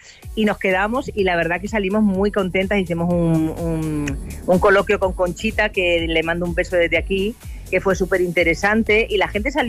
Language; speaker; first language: Spanish; native; Spanish